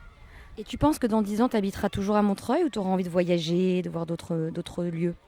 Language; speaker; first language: French; native; French